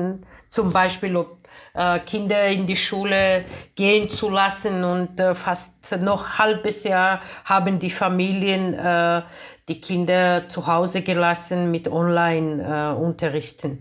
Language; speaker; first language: German; non-native, fluent; Georgian